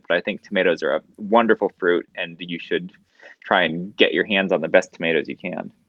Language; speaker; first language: English; native; English